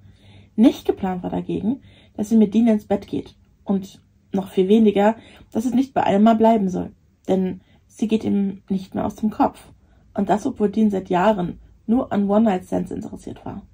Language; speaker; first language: German; native; German